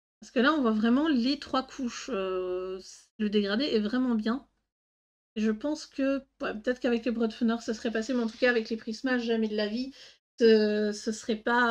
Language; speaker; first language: French; native; French